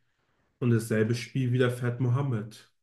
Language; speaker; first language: German; native; German